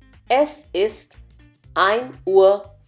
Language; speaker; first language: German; non-native, fluent; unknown